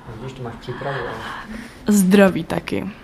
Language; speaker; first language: Czech; native; Czech